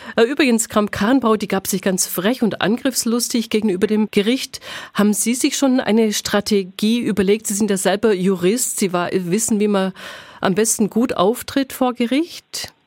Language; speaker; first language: German; native; German